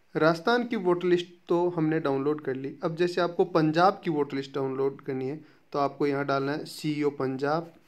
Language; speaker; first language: Hindi; native; Hindi